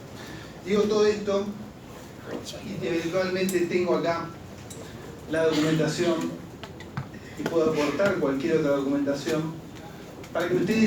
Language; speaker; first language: Spanish; native; Spanish